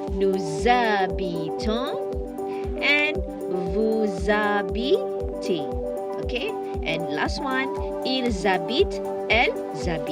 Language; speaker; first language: French; non-native, learner; Malay